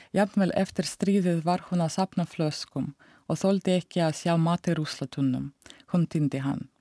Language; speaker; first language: Icelandic; non-native, fluent; Russian